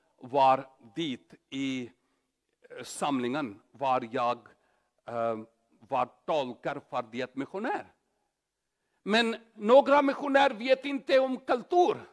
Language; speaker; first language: Swedish; non-native, learner; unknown